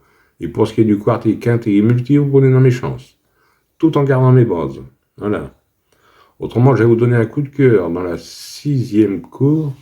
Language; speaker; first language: French; native; French